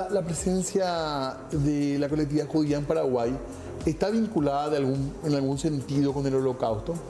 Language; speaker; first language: Spanish; native; Spanish